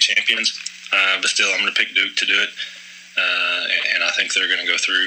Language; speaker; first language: English; native; English